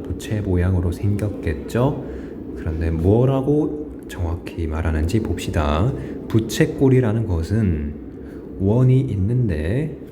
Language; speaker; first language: Korean; native; Korean